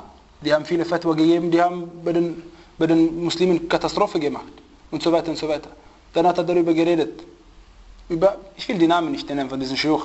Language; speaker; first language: German; non-native, fluent; Arabic